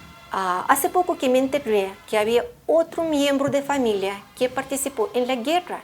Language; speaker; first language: Spanish; non-native, fluent; Russian